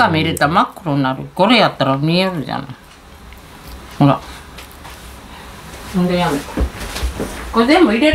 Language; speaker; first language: Japanese; native; Japanese